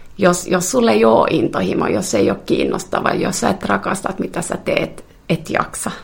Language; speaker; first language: Finnish; non-native, local second language; Swedish